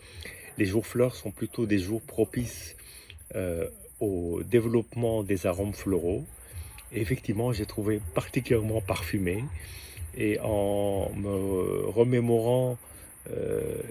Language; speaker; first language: French; native; French